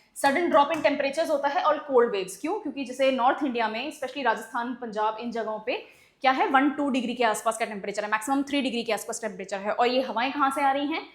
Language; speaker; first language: Hindi; native; Hindi